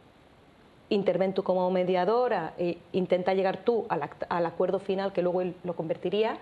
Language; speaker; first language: Spanish; native; Spanish